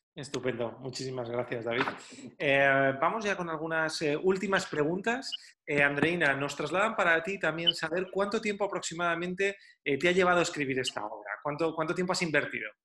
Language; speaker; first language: Spanish; native; Spanish